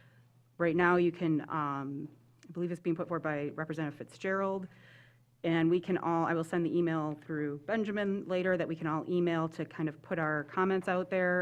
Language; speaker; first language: English; native; English